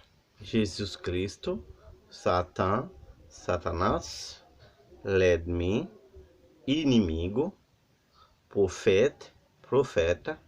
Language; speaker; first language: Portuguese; non-native, learner; Haitian Creole